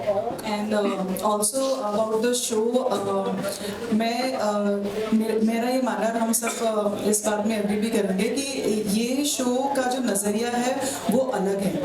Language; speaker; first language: Hindi; native; Hindi